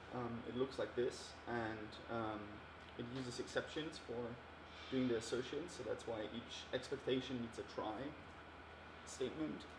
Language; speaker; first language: English; non-native, fluent; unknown